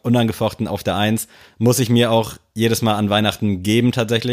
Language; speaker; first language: German; native; German